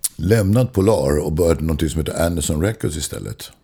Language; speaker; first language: Swedish; non-native, local second language; English